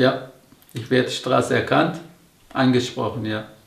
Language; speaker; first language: German; non-native, learner; Turkish